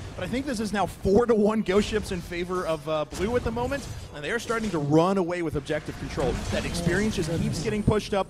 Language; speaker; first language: English; native; English